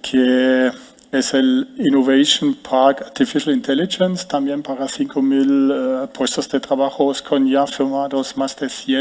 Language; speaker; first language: Spanish; non-native, fluent; German